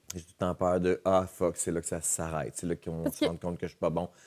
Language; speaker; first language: French; native; French